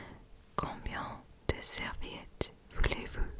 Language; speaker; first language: French; non-native, learner; English